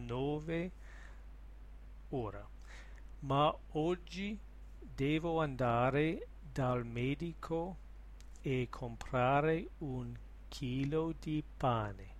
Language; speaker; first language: Italian; non-native, learner; English